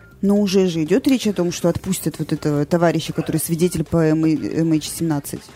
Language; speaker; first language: Russian; native; Russian